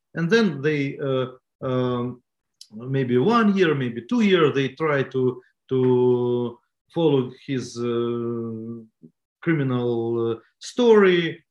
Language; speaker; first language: English; non-native, learner; Estonian